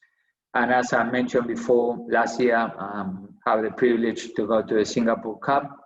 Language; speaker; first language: English; non-native, fluent; Spanish